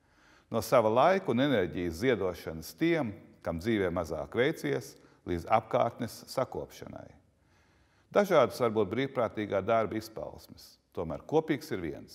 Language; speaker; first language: Latvian; native; Latvian